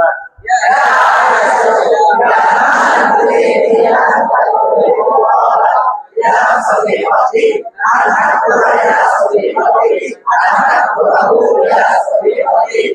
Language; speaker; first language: Arabic; non-native, fluent; Bangla